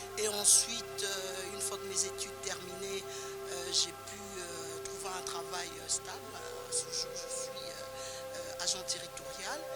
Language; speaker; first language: French; non-native, local second language; Lingala